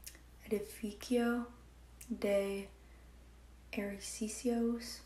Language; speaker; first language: Spanish; non-native, learner; English